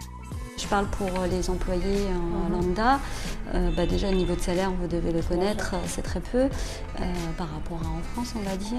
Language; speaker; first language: French; early bilingual, other home language; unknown